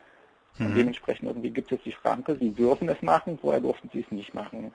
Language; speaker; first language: German; native; German